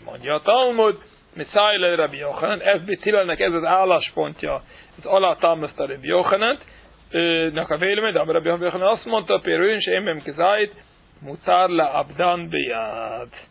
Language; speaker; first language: Hungarian; non-native, fluent; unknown